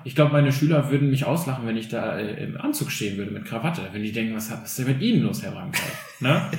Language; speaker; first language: German; early bilingual, other home language; Albanian